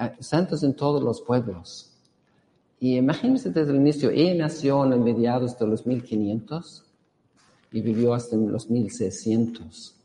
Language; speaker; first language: Spanish; non-native, fluent; English